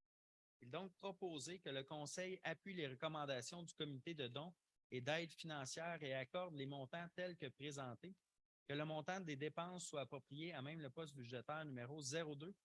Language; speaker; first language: French; native; French